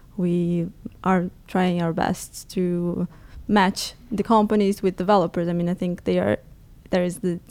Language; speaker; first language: English; non-native, fluent; Portuguese